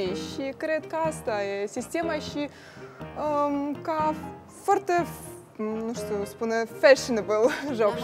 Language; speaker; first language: Romanian; non-native, learner; Russian